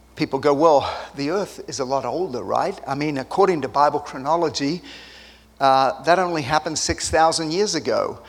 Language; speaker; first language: English; early bilingual, other home language; Spanish